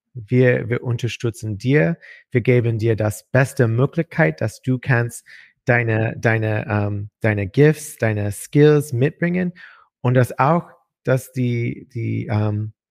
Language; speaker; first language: German; non-native, learner; English